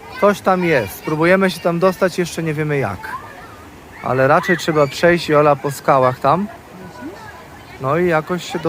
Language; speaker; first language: Polish; native; Polish